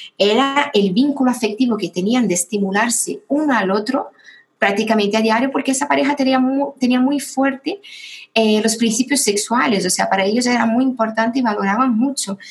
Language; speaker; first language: Spanish; non-native, fluent; Portuguese